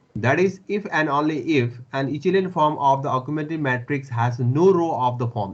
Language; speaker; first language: English; non-native, local second language; Nepali